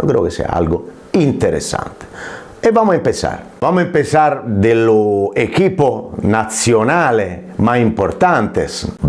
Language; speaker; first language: Spanish; non-native, fluent; Italian